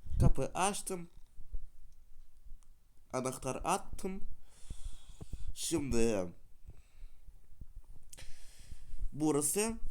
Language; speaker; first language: Turkish; non-native, learner; Russian